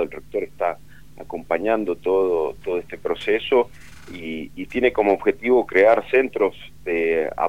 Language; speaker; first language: Spanish; native; Spanish